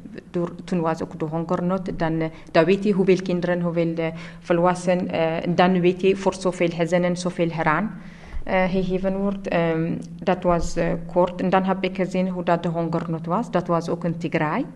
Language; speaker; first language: Dutch; non-native, learner; Tigrinya